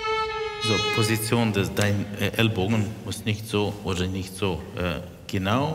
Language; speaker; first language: German; non-native, fluent; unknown